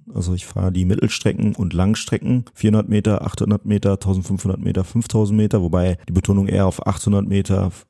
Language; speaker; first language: German; early bilingual, other home language; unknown